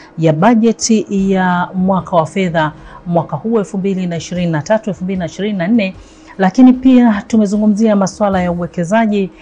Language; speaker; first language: Swahili; native; Swahili